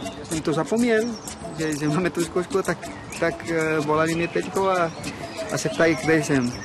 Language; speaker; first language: Czech; non-native, fluent; Spanish